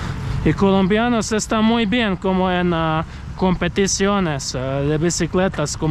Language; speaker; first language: Spanish; non-native, learner; Croatian